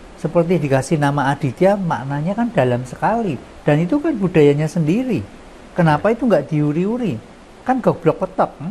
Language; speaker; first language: Indonesian; non-native, local second language; Javanese